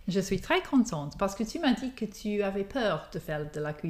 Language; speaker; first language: French; non-native, fluent; English